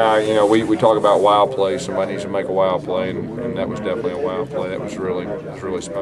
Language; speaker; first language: English; native; English